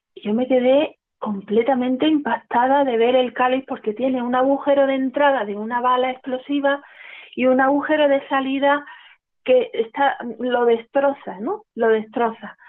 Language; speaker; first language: Spanish; native; Spanish